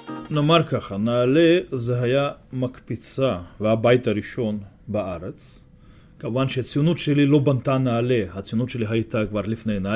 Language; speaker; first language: Hebrew; non-native, fluent; Russian